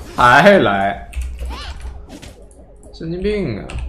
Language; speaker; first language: Chinese; native; Chinese